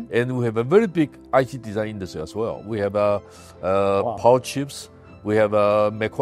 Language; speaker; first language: English; non-native, fluent; Chinese